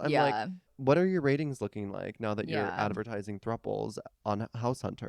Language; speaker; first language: English; native; English